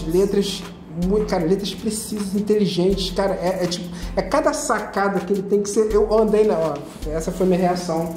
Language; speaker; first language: Portuguese; native; Portuguese